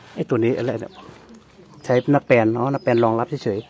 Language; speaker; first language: Thai; non-native, local second language; Northeastern Thai